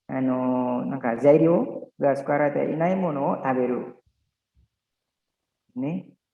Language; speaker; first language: Japanese; non-native, learner; Indonesian